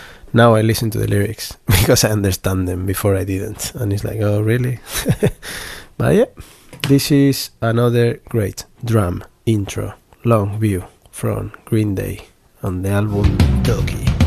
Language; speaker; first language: English; non-native, fluent; Spanish